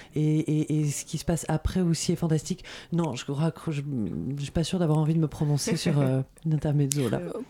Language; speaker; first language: French; native; French